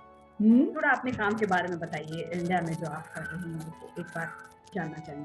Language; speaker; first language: Hindi; native; Hindi